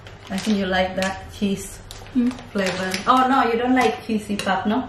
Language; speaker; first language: English; non-native, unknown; Indonesian